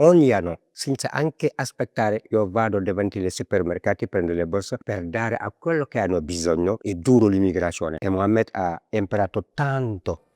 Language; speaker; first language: Italian; non-native, learner; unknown